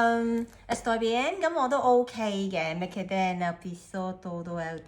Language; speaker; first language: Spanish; non-native, learner; Cantonese